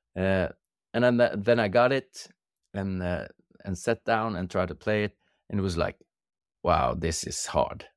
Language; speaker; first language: English; non-native, fluent; Norwegian